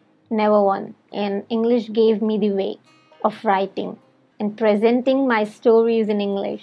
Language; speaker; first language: English; non-native, local second language; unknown